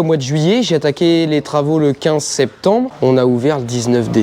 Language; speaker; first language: French; native; French